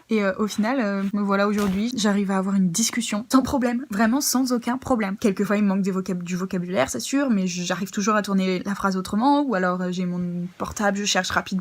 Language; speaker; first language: French; native; French